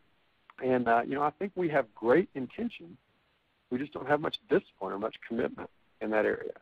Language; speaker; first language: English; native; English